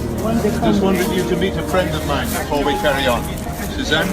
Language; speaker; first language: English; native; English